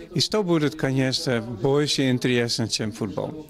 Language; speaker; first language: Russian; non-native, fluent; Dutch